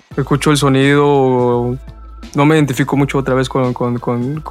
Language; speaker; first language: Spanish; early bilingual, heritage; Spanish